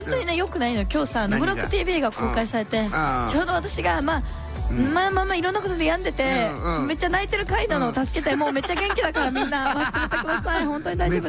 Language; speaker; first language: Japanese; native; Japanese